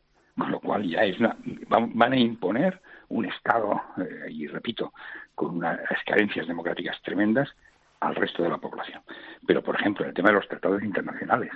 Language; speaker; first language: Spanish; non-native, local second language; Catalan